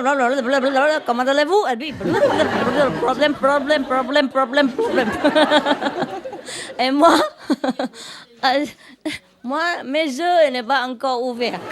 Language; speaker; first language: French; non-native, learner; Vietnamese